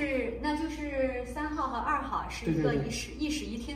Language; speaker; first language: Chinese; native; Chinese